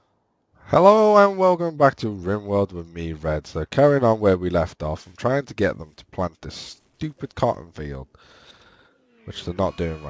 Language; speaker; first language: English; native; English